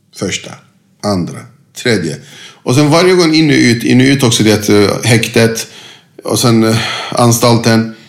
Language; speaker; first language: Swedish; non-native, fluent; Turkish